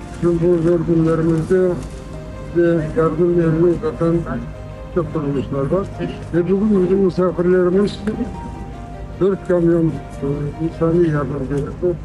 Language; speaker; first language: Turkish; non-native, learner; Crimean Tatar